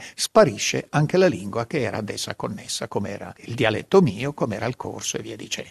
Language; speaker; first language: Italian; non-native, local second language; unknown